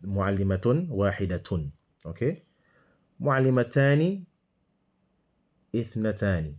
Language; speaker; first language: Arabic; non-native, fluent; English